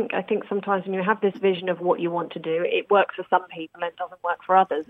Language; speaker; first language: English; native; English